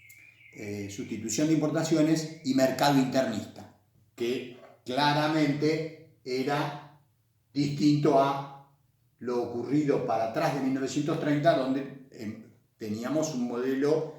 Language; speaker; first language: Spanish; native; Spanish